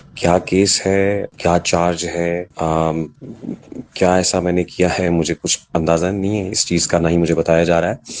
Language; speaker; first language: Urdu; native; Urdu